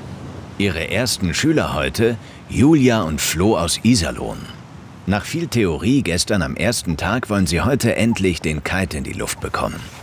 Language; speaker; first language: German; native; German